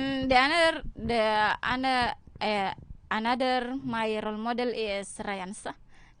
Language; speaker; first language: English; non-native, learner; Indonesian